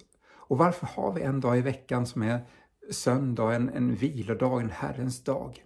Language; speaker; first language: Swedish; native; Swedish